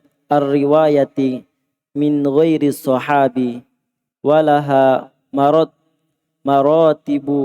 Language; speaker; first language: Arabic; non-native, learner; Indonesian